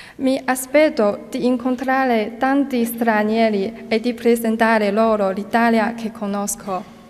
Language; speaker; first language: Italian; non-native, fluent; Chinese